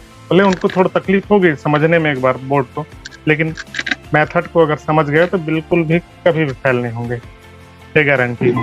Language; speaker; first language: Hindi; native; Hindi